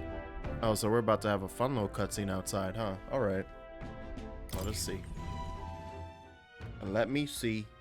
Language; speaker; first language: English; native; English